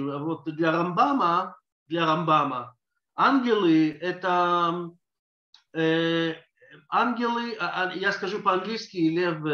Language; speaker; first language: Russian; early bilingual, heritage; Russian